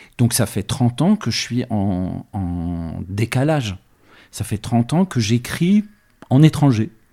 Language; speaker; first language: French; early bilingual, other home language; Arabic